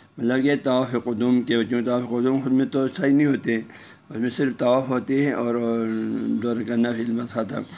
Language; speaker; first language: Urdu; non-native, local second language; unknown